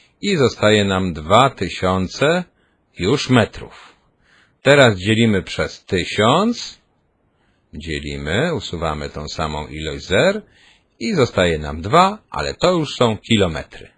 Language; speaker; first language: Polish; native; Polish